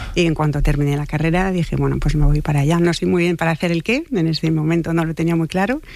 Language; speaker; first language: Spanish; non-native, fluent; French